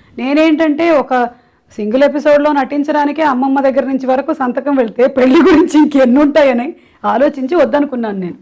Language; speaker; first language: Telugu; non-native, local second language; Malayalam